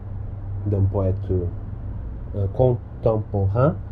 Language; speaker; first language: French; non-native, learner; Portuguese